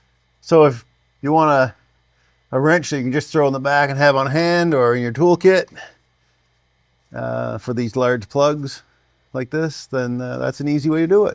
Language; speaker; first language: English; native; English